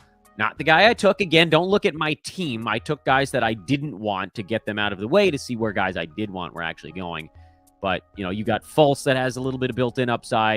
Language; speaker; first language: English; native; English